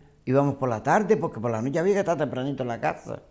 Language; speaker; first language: Spanish; native; Spanish